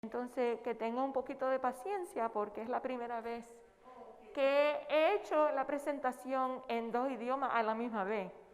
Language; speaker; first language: Spanish; non-native, fluent; English